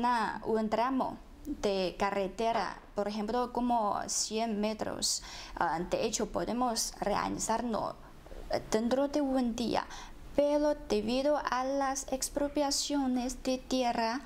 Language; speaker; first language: Spanish; non-native, fluent; Chinese